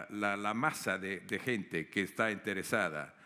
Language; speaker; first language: Spanish; non-native, fluent; Italian